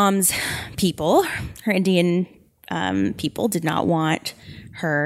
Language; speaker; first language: English; native; English